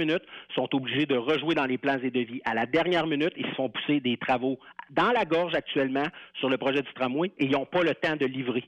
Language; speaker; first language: French; native; French